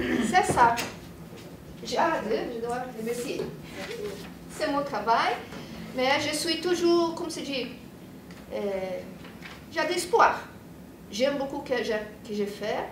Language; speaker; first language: French; non-native, learner; Portuguese